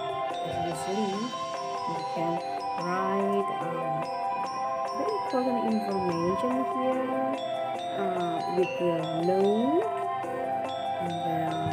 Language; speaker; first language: English; non-native, local second language; Indonesian